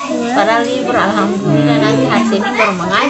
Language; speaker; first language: Indonesian; native; Indonesian